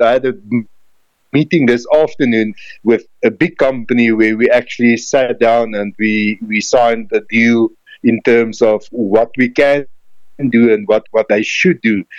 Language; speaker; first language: English; non-native, local second language; Afrikaans